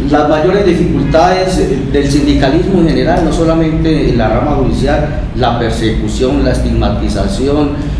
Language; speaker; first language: Spanish; native; Spanish